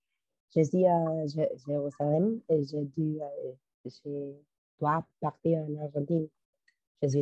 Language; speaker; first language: French; non-native, learner; Spanish